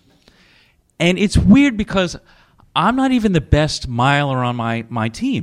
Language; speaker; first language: English; native; English